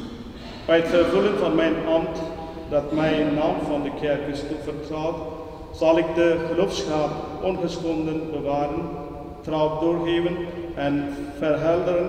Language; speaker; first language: Dutch; non-native, fluent; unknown